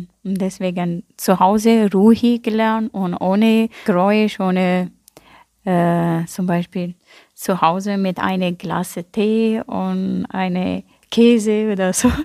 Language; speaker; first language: German; non-native, learner; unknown